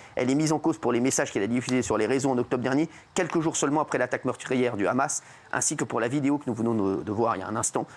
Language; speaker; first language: French; native; French